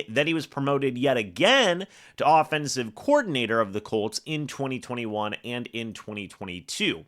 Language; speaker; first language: English; native; English